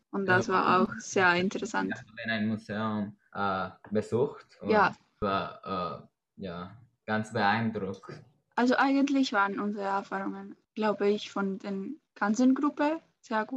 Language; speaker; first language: German; non-native, learner; Spanish